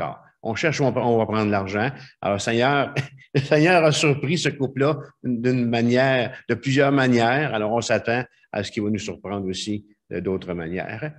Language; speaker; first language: French; native; French